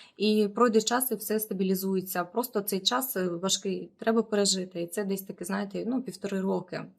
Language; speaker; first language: Ukrainian; non-native, local second language; Russian